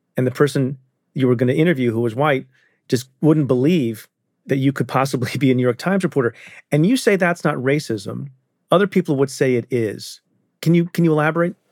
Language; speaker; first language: English; early bilingual, other home language; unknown